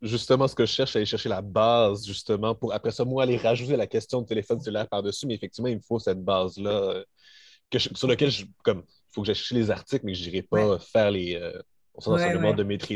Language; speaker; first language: French; native; French